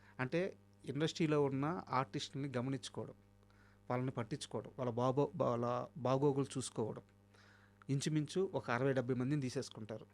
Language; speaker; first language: Telugu; native; Telugu